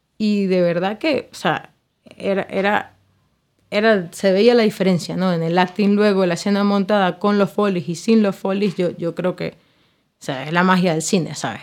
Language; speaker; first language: Spanish; native; Spanish